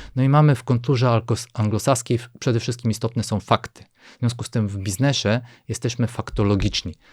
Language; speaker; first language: Polish; non-native, fluent; Bulgarian